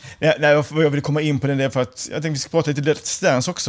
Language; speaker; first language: Swedish; native; Swedish